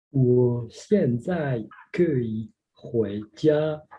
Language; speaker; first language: Chinese; non-native, learner; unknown